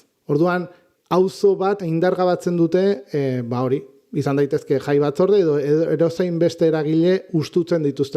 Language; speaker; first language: Basque; native; Basque